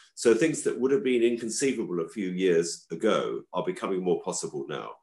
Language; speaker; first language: English; native; English